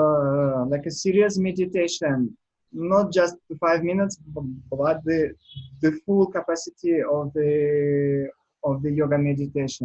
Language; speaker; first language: English; non-native, learner; Russian